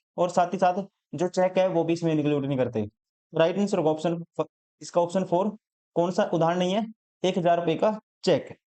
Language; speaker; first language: Hindi; native; Hindi